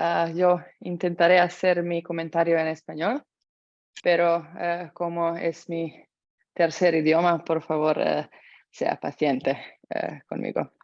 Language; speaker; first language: Spanish; non-native, fluent; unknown